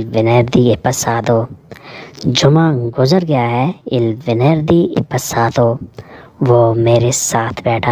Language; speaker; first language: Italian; non-native, learner; Urdu